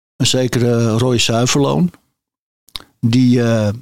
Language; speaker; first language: Dutch; native; Dutch